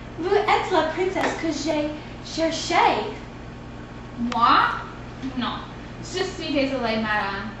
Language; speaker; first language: French; non-native, learner; English